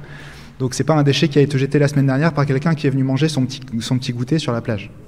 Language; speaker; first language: French; native; French